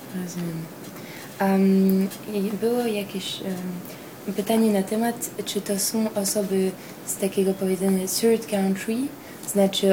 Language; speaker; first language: Polish; early bilingual, heritage; Polish